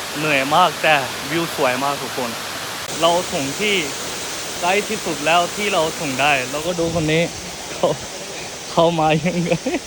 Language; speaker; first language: Thai; non-native, fluent; Punjabi